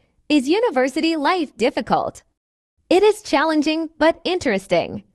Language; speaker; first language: English; non-native, fluent; Burmese